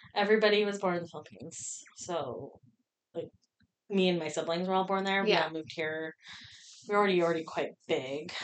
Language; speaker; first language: English; early bilingual, other home language; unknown